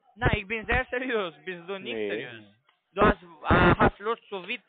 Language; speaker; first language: German; non-native, learner; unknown